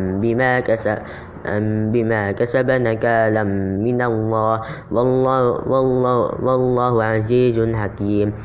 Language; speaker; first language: Arabic; non-native, learner; Indonesian